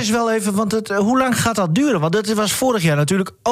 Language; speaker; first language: Dutch; native; Dutch